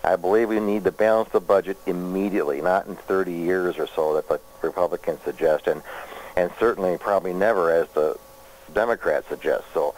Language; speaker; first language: English; native; English